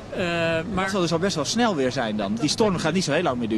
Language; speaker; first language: Dutch; native; Dutch